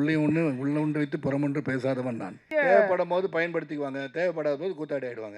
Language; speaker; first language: Tamil; native; Tamil